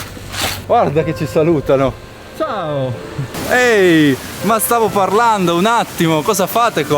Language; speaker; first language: Italian; native; Italian